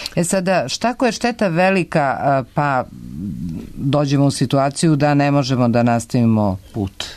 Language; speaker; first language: Serbian; native; Serbian